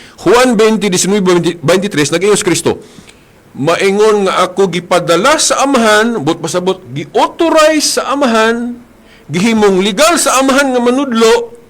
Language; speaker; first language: Cebuano; native; Cebuano